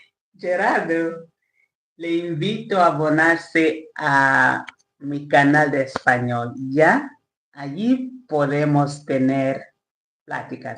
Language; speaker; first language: Spanish; non-native, learner; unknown